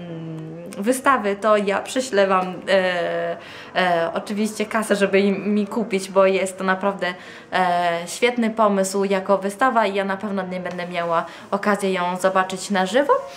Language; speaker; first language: Polish; non-native, fluent; Italian